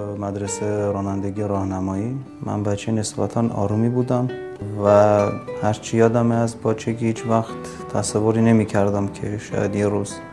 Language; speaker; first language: Persian; non-native, learner; Armenian